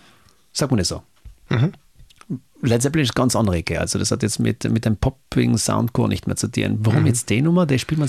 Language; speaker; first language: German; native; German